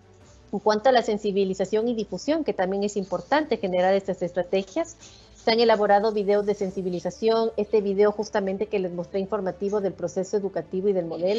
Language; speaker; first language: Spanish; native; Spanish